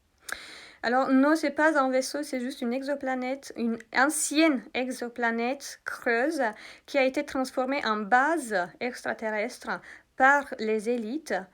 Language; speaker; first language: French; native; French